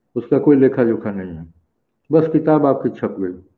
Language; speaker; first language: Hindi; native; Hindi